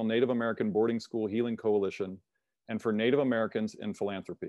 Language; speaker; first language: English; native; English